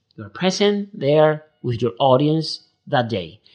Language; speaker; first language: English; non-native, fluent; Spanish